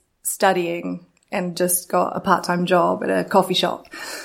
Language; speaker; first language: English; native; English